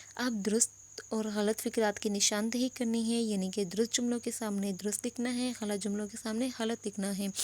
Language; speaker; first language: Urdu; non-native, local second language; Pashto